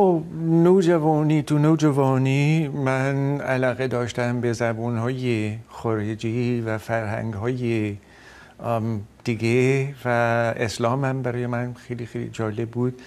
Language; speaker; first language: Persian; non-native, fluent; Dutch